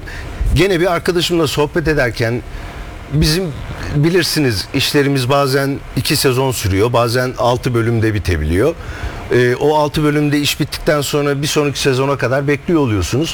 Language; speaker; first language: Turkish; native; Turkish